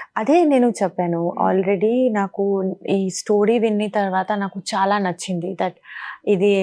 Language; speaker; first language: Telugu; non-native, learner; Bangla